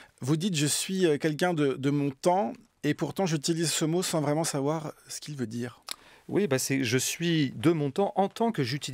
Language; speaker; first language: French; native; French